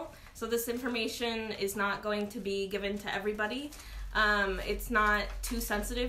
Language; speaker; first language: English; early bilingual, other home language; Arabic